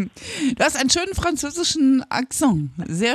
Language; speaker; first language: German; native; German